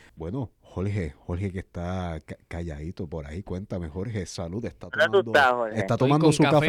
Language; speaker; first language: Spanish; native; Spanish